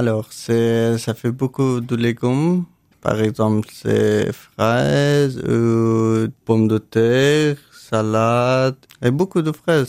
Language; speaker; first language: French; non-native, learner; Persian